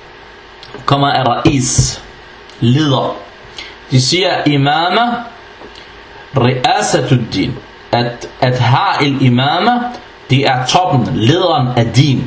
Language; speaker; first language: Danish; non-native, fluent; Arabic